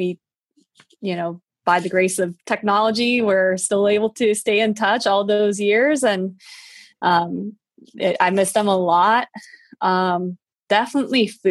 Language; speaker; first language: English; early bilingual, other home language; Korean